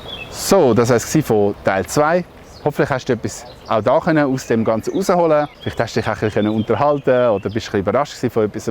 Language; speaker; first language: German; native; German